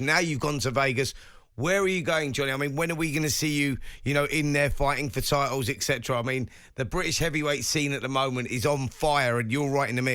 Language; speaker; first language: English; native; English